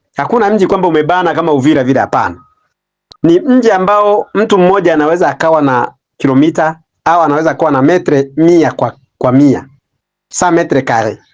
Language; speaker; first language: Swahili; native; Swahili